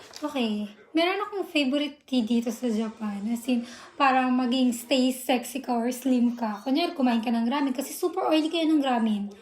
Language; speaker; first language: Filipino; native; Filipino